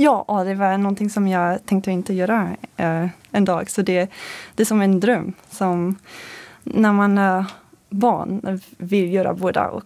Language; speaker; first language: Swedish; non-native, fluent; French